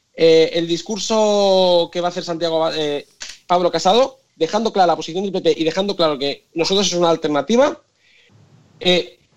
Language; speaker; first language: Spanish; native; Spanish